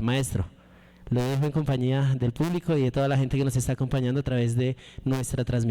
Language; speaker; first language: Spanish; native; Spanish